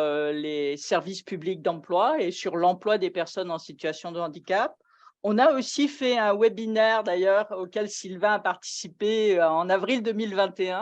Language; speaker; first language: French; native; French